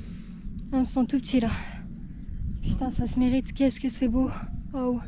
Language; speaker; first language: French; native; French